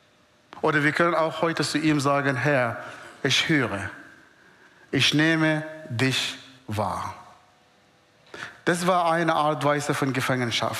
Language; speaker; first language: German; non-native, fluent; Arabic